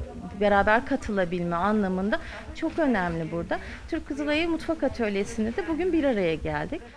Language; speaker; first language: Turkish; native; Turkish